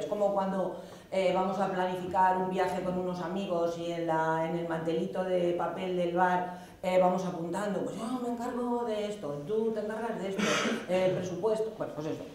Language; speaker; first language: Spanish; native; Spanish